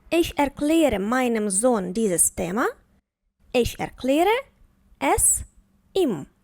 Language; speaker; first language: German; non-native, fluent; Ukrainian